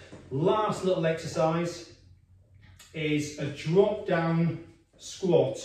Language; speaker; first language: English; native; English